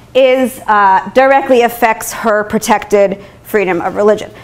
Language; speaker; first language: English; native; English